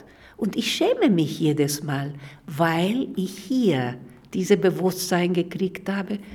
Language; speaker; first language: German; non-native, fluent; Spanish